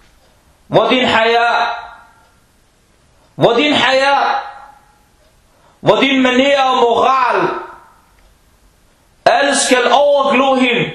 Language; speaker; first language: Danish; non-native, fluent; Arabic